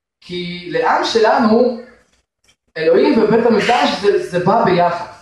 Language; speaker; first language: Hebrew; non-native, fluent; Russian